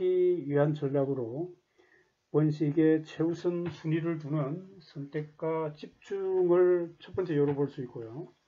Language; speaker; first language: Korean; native; Korean